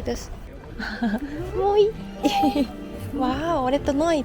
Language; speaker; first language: Finnish; non-native, learner; Japanese